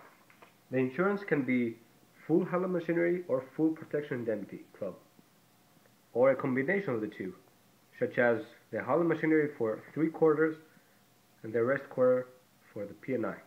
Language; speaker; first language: English; non-native, fluent; Greek